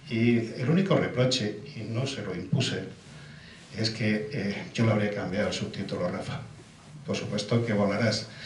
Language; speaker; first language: Spanish; native; Spanish